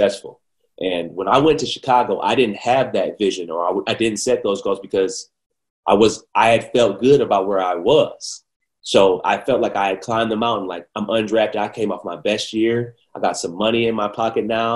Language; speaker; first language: English; native; English